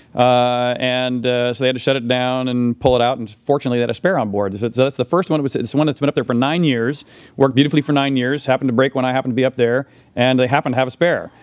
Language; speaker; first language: English; native; English